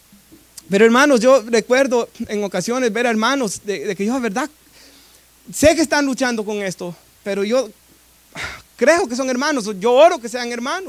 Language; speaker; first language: Spanish; native; Spanish